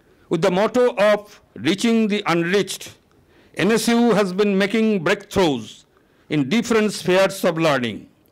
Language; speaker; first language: English; non-native, local second language; Bangla